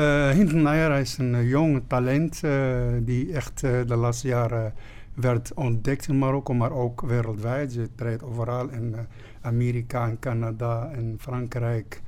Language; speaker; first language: Dutch; non-native, fluent; Arabic